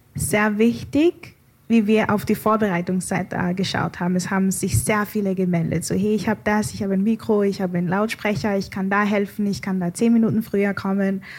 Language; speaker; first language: German; early bilingual, other home language; Igbo